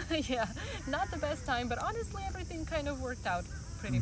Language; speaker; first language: English; non-native, fluent; Croatian